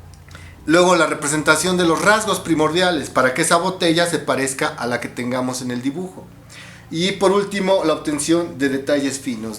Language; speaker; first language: Spanish; native; Spanish